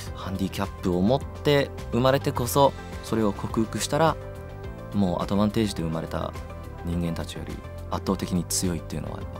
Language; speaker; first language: Japanese; early bilingual, heritage; Japanese